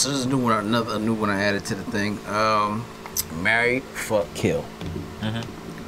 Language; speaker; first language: English; native; English